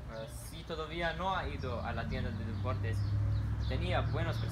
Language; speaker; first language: Spanish; non-native, learner; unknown